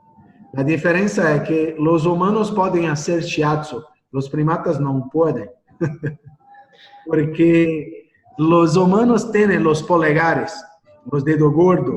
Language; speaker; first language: Spanish; non-native, learner; Portuguese